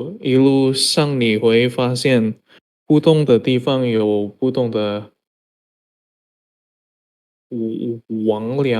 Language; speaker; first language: Chinese; non-native, learner; Indonesian